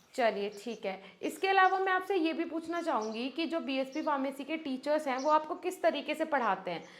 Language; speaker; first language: Hindi; native; Hindi